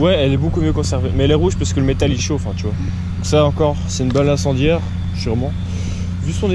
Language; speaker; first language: French; native; French